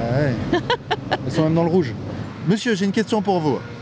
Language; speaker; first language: French; native; French